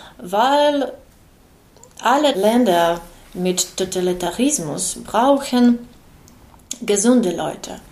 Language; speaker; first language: German; non-native, learner; Ukrainian